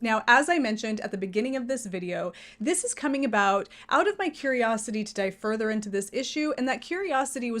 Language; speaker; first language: English; native; English